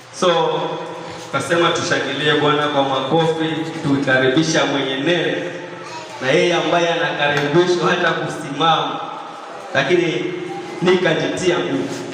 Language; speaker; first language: Swahili; non-native, local second language; Kamba